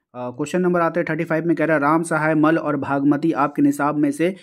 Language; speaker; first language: Hindi; native; Hindi